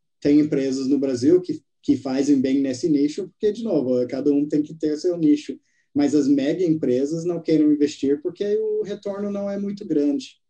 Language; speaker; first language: Portuguese; non-native, fluent; English